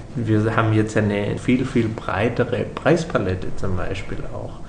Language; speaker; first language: German; native; German